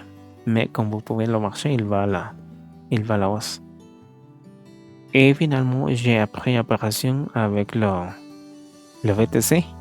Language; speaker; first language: French; non-native, learner; Spanish